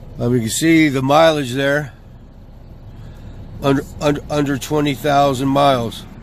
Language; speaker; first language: English; native; English